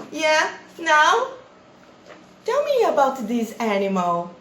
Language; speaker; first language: English; non-native, learner; Portuguese